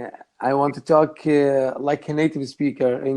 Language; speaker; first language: English; non-native, learner; Arabic